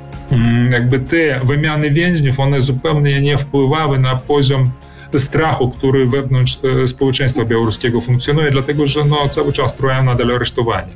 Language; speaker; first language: Polish; early bilingual, heritage; Polish